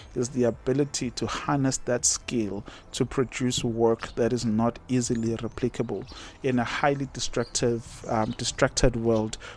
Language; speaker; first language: English; non-native, local second language; Zulu